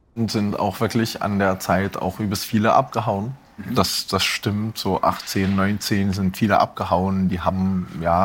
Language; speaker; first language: German; non-native, fluent; Arabic